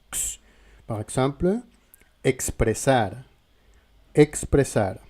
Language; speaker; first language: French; non-native, fluent; Spanish